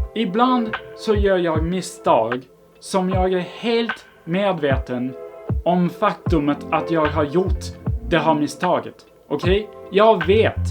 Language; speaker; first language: Swedish; non-native, fluent; English